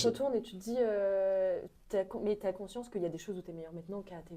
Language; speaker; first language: French; native; French